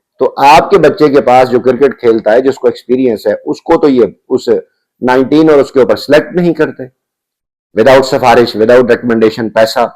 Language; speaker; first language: Urdu; non-native, local second language; Punjabi